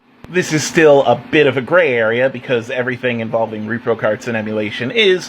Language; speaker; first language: English; native; English